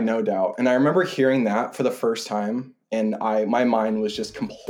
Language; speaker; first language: English; native; English